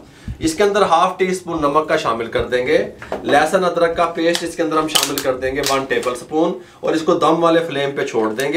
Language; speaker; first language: Hindi; non-native, local second language; Punjabi